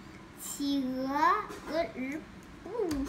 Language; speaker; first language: Chinese; early bilingual, heritage; Chinese